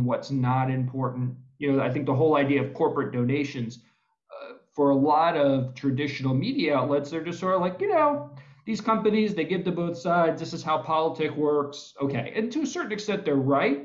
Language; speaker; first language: English; native; English